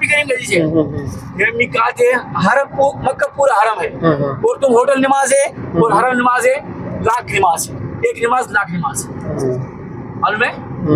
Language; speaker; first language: Hindi; non-native, learner; Baluchi